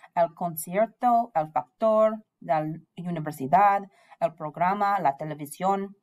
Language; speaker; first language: Spanish; non-native, fluent; English